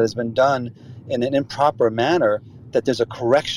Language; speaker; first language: English; native; English